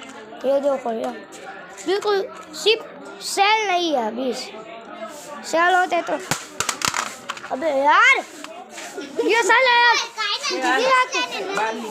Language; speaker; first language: Hindi; non-native, local second language; Gujarati